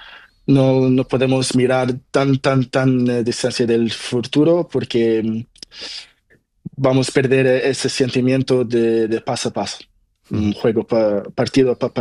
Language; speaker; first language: Spanish; non-native, learner; Portuguese